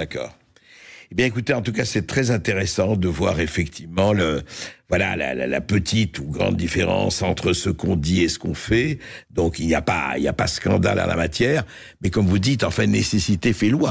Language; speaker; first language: French; native; French